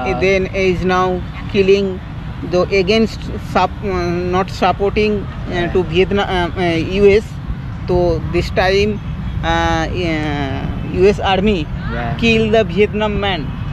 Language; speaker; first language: English; non-native, learner; Bangla